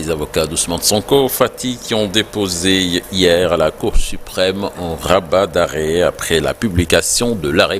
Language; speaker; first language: French; non-native, local second language; Wolof